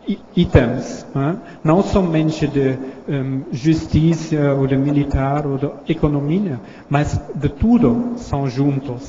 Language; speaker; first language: Portuguese; non-native, learner; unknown